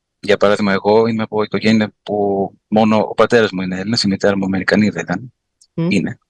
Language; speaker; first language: Greek; early bilingual, heritage; Greek